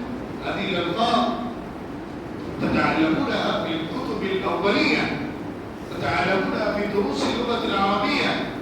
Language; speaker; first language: Arabic; non-native, fluent; Urdu